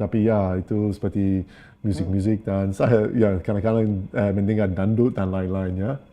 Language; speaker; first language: Indonesian; non-native, fluent; English